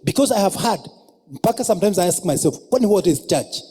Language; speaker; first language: English; non-native, local second language; Swahili